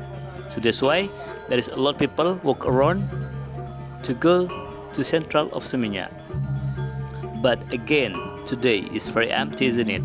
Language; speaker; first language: English; non-native, learner; Indonesian